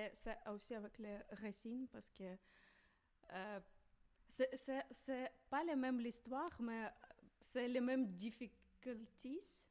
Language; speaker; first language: French; non-native, learner; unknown